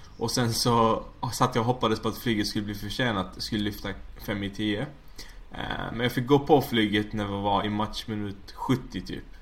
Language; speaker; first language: Swedish; early bilingual, other home language; Arabic